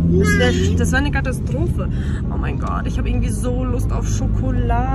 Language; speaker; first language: German; native; German